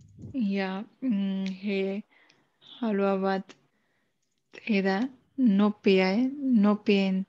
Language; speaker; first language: Finnish; non-native, learner; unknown